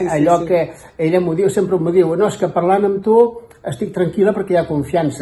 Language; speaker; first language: Catalan; native; Catalan